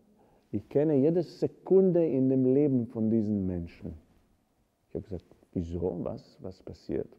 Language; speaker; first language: German; non-native, fluent; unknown